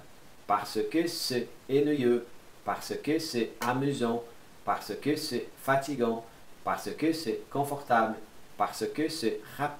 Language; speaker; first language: French; non-native, fluent; Portuguese